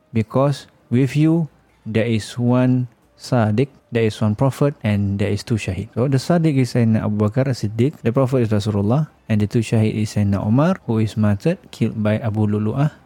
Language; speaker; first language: English; non-native, local second language; Malay